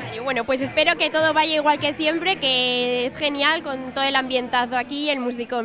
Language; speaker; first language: Spanish; native; Spanish